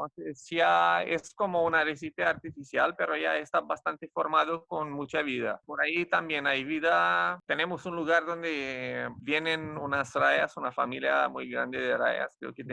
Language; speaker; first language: Spanish; non-native, fluent; Romanian